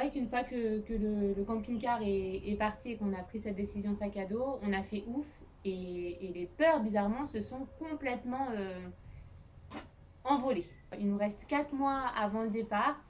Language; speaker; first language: French; native; French